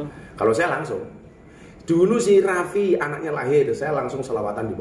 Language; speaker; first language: Indonesian; native; Indonesian